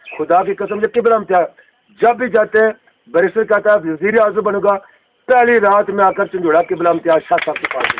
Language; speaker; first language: Urdu; non-native, local second language; Pahari-Potwari